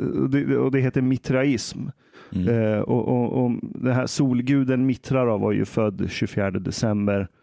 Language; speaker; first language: Swedish; early bilingual, other home language; Persian